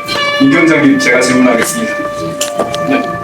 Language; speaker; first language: Korean; native; Korean